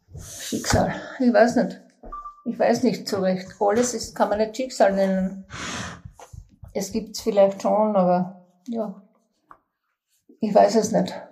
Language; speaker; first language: German; native; German